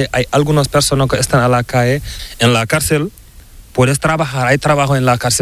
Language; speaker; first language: Spanish; non-native, learner; Fula